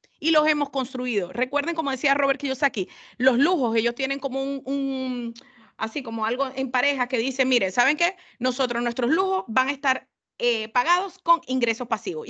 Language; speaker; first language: Spanish; native; Spanish